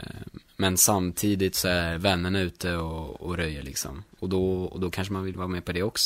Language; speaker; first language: Swedish; native; Swedish